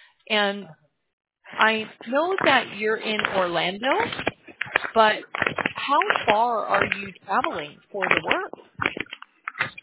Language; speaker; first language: English; native; English